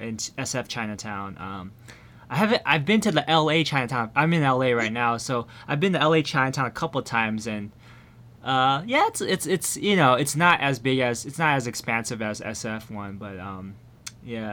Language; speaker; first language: English; early bilingual, other home language; Min Nan Chinese